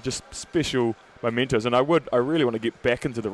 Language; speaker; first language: English; native; English